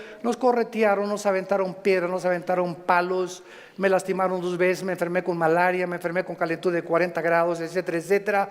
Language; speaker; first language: Spanish; native; Spanish